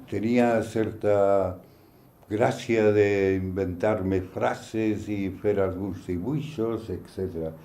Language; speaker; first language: Catalan; non-native, local second language; Spanish